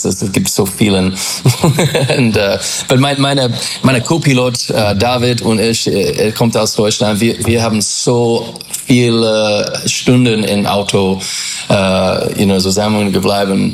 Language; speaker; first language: German; non-native, learner; English